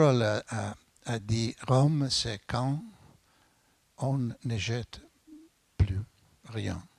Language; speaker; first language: French; non-native, fluent; Italian